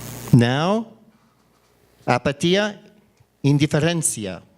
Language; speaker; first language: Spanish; non-native, learner; English